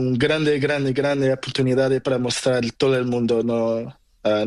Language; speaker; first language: Spanish; non-native, learner; Portuguese